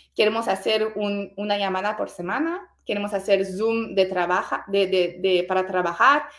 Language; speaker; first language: Spanish; non-native, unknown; French